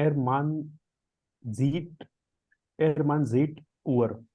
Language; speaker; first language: German; non-native, learner; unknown